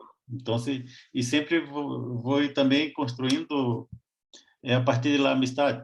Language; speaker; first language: Spanish; non-native, fluent; Portuguese